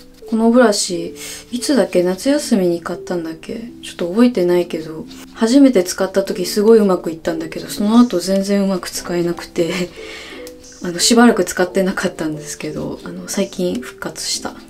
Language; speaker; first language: Japanese; early bilingual, heritage; Japanese